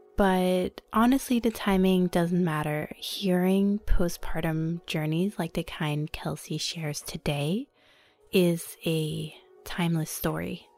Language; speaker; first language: English; non-native, fluent; Danish